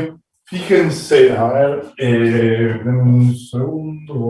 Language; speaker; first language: Spanish; native; Spanish